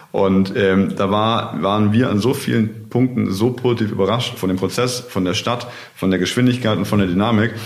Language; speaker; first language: German; native; German